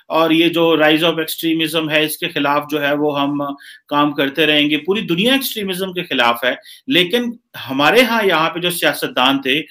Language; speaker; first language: Hindi; native; Hindi